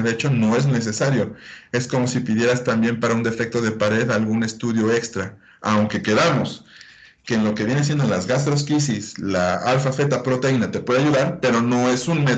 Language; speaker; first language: Spanish; native; Spanish